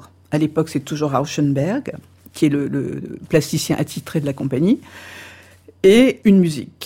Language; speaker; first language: French; native; French